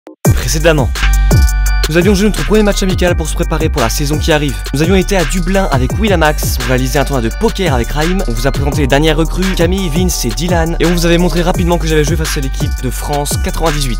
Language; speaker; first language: French; native; French